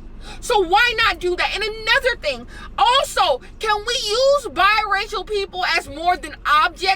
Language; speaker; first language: English; native; English